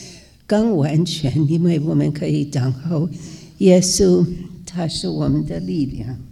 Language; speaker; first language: Chinese; non-native, fluent; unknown